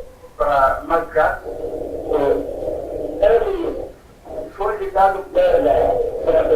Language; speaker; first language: Portuguese; non-native, local second language; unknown